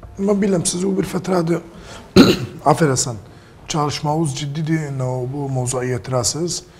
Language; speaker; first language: Turkish; native; Turkish